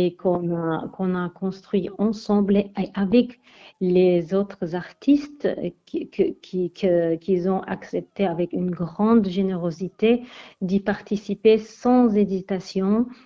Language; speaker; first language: French; non-native, fluent; Armenian